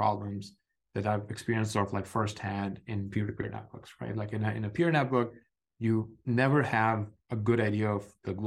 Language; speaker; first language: English; non-native, local second language; Urdu